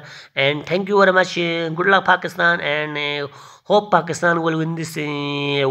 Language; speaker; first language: English; non-native, learner; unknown